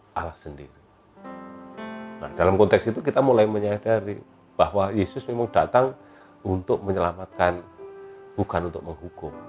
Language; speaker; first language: Indonesian; native; Indonesian